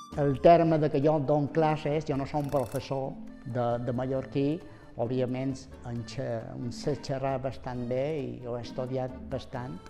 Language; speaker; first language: Catalan; non-native, local second language; Spanish